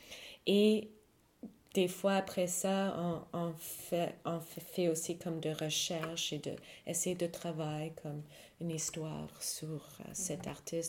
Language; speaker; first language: French; non-native, fluent; English